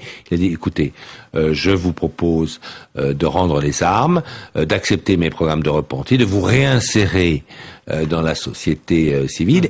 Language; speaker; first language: French; native; French